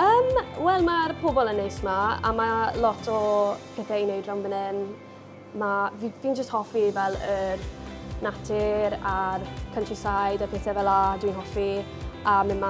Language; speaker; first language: Welsh; non-native, local second language; English